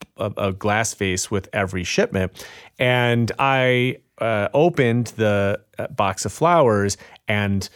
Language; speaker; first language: English; native; English